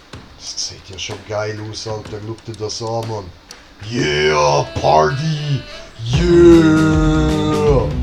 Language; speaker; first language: German; native; German